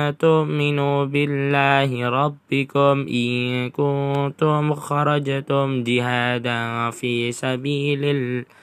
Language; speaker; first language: Arabic; non-native, learner; Indonesian